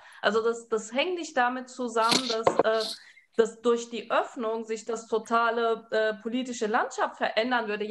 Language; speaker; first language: German; early bilingual, other home language; Turkish